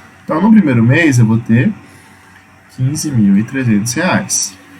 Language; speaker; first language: Portuguese; native; Portuguese